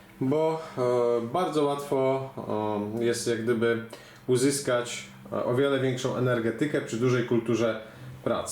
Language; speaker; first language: Polish; native; Polish